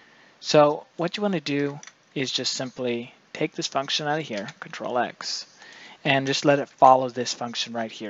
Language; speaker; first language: English; native; English